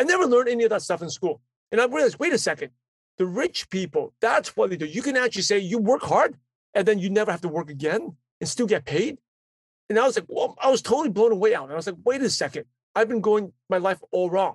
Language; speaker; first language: English; early bilingual, other home language; Cantonese